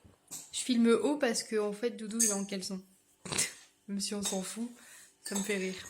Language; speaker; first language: French; native; French